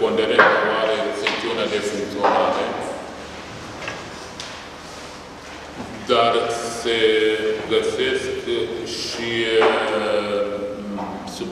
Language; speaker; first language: Romanian; native; Romanian